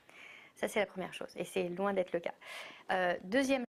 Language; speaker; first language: French; native; French